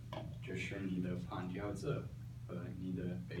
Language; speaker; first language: Chinese; non-native, learner; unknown